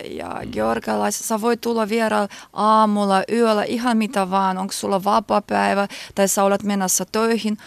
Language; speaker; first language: Finnish; non-native, learner; Georgian